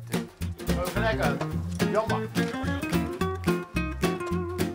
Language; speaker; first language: Dutch; native; Dutch